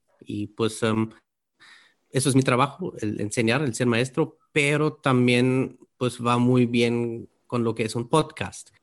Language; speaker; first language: Spanish; non-native, fluent; German